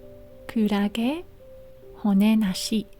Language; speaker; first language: Japanese; non-native, learner; English